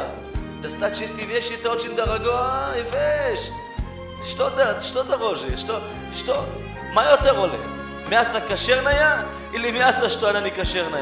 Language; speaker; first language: Russian; early bilingual, heritage; Russian